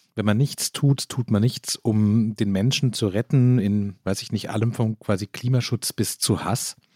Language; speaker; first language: German; native; German